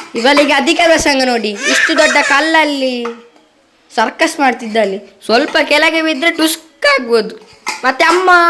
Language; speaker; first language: Kannada; non-native, local second language; Tulu